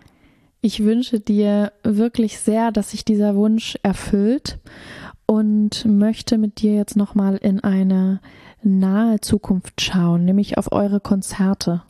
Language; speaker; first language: German; native; German